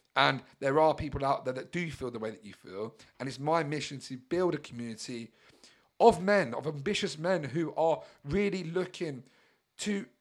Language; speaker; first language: English; native; English